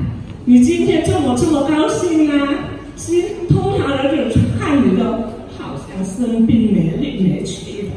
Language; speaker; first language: Chinese; early bilingual, heritage; Chinese